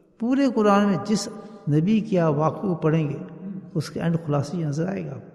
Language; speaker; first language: Urdu; early bilingual, heritage; Urdu